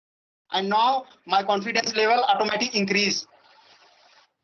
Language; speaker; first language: English; non-native, learner; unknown